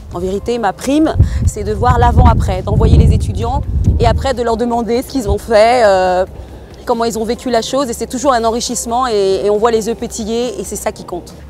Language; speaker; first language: French; native; French